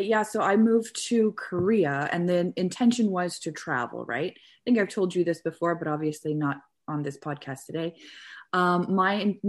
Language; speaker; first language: English; native; English